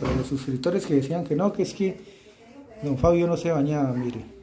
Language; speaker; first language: Spanish; native; Spanish